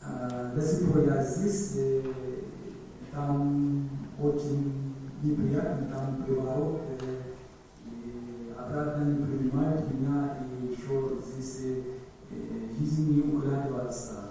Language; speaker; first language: Russian; non-native, learner; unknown